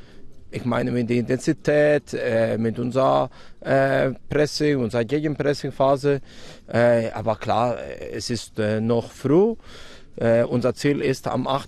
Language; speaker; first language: German; non-native, fluent; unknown